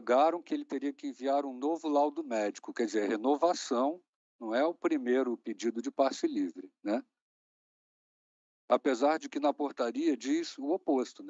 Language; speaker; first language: Portuguese; native; Portuguese